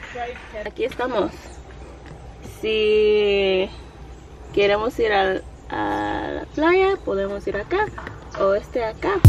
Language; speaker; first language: Spanish; non-native, learner; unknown